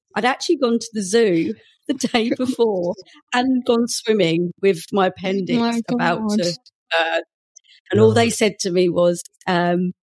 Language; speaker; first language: English; native; English